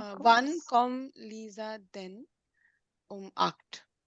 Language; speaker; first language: German; non-native, learner; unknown